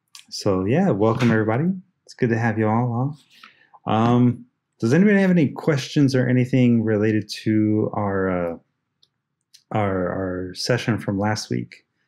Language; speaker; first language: English; early bilingual, other home language; Spanish